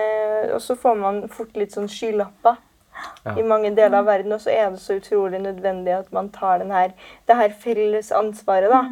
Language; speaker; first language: Norwegian; native; Norwegian